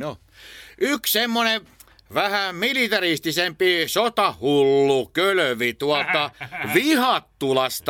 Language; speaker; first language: Finnish; native; Finnish